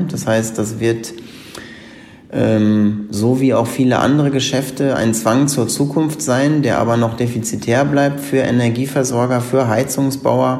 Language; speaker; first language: German; native; German